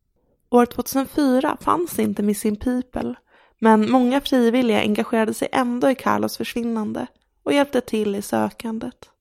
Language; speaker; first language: Swedish; native; Swedish